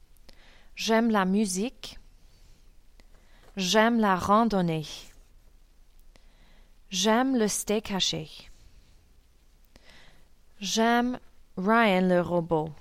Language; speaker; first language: French; non-native, learner; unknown